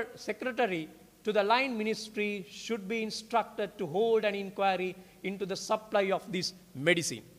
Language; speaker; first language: English; non-native, local second language; Sinhala